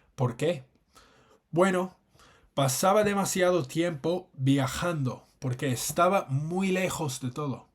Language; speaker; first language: Spanish; non-native, fluent; English